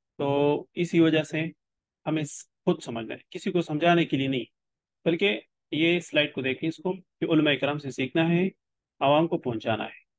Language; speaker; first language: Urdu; non-native, local second language; Pashto